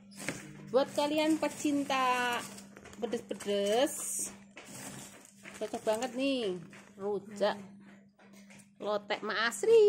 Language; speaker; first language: Indonesian; non-native, local second language; Javanese